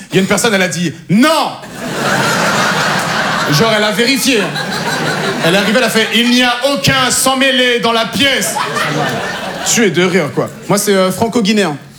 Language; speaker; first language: French; native; French